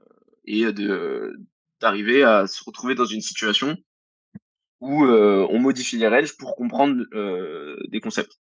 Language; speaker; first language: French; native; French